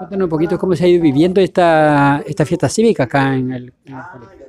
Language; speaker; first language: Spanish; native; Spanish